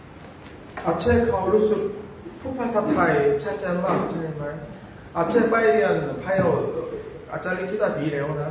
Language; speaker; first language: Thai; non-native, fluent; Korean